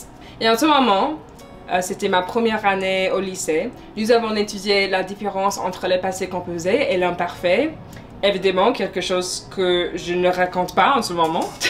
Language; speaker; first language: French; non-native, learner; English